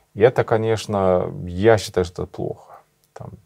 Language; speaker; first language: Russian; non-native, learner; Swedish